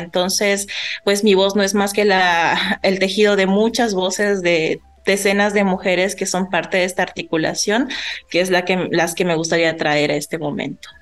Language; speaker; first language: Spanish; native; Spanish